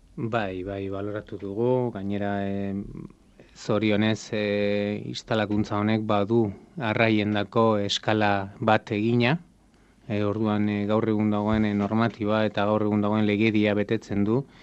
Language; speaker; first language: Basque; native; Basque